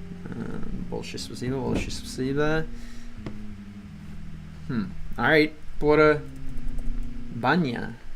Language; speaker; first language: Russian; non-native, learner; English